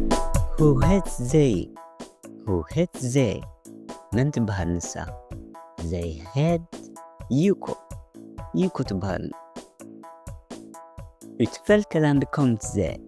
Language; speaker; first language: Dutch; non-native, fluent; Tigrinya